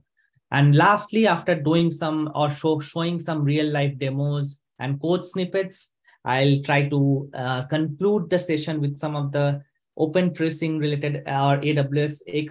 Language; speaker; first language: English; non-native, local second language; Bangla